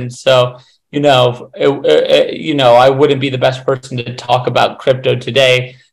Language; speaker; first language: English; native; English